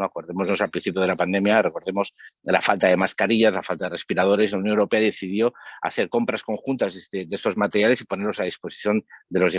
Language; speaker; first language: Spanish; native; Spanish